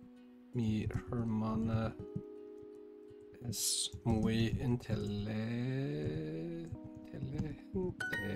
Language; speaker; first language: Spanish; non-native, learner; English